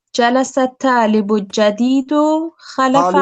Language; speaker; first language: Arabic; non-native, learner; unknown